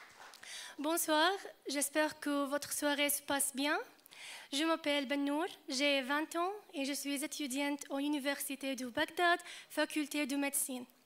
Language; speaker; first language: French; non-native, fluent; Arabic